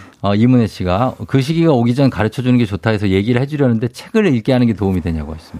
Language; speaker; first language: Korean; native; Korean